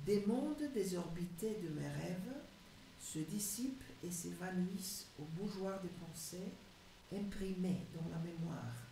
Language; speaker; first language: French; non-native, fluent; Greek